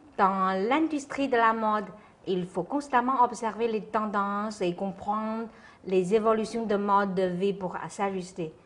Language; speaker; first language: French; non-native, fluent; Chinese